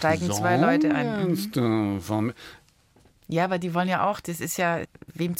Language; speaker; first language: German; early bilingual, other home language; Italian